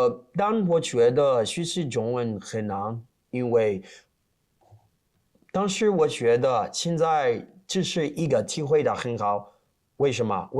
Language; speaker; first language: Chinese; non-native, learner; Portuguese